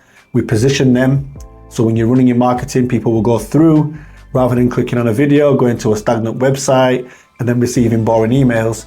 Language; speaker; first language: English; native; English